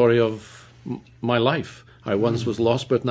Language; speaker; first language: English; native; English